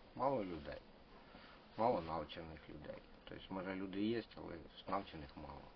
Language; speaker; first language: Ukrainian; non-native, local second language; Russian